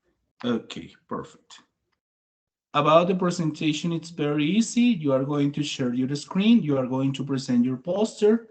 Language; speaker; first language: English; non-native, fluent; Spanish